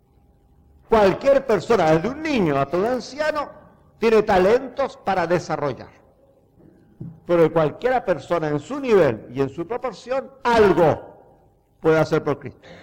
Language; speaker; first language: Spanish; native; Spanish